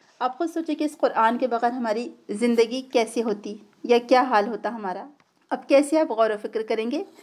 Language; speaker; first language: Urdu; native; Urdu